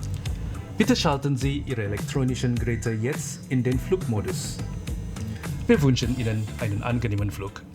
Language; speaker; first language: German; non-native, fluent; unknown